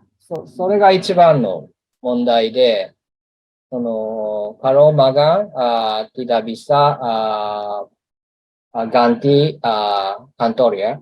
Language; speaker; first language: Indonesian; non-native, learner; Japanese